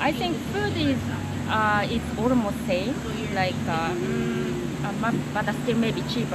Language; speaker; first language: English; non-native, learner; Japanese